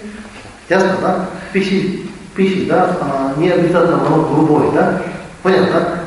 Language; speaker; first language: Russian; non-native, learner; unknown